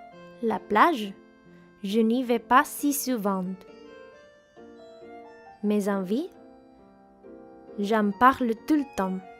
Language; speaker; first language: French; non-native, fluent; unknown